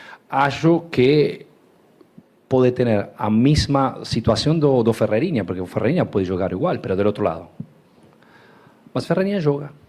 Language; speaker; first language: Portuguese; non-native, fluent; Spanish